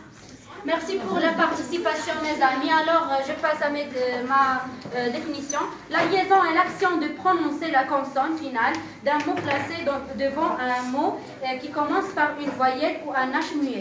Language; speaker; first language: French; non-native, learner; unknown